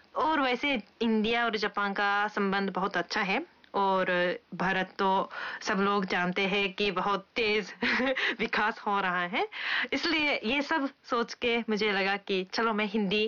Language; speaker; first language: Hindi; non-native, fluent; Japanese